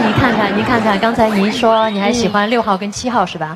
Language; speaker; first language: Chinese; native; Chinese